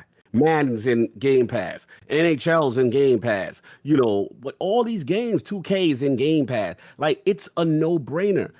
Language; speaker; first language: English; native; English